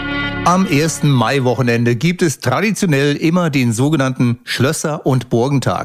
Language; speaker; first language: German; native; German